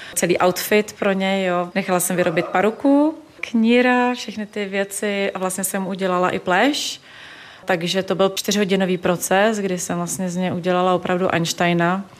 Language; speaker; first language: Czech; native; Czech